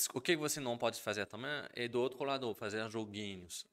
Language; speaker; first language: Portuguese; non-native, fluent; French